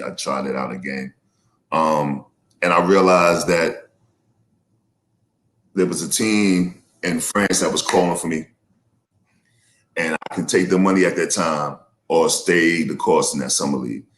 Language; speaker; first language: English; native; English